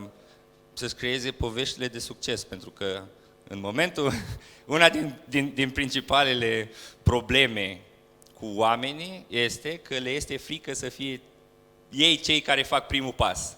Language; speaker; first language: Romanian; native; Romanian